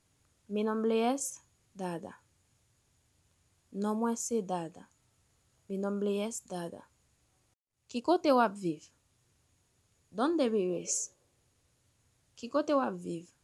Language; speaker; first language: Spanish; non-native, fluent; Haitian Creole